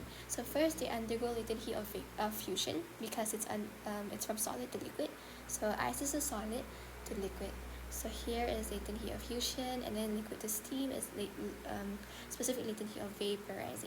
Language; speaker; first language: English; non-native, local second language; Malay